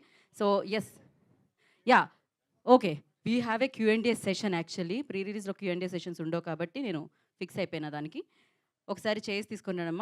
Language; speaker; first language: Telugu; native; Telugu